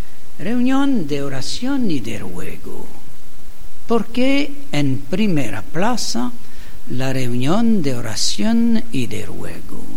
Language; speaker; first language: Spanish; non-native, learner; German